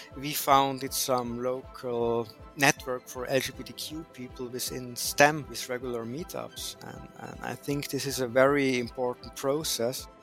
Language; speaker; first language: English; non-native, fluent; German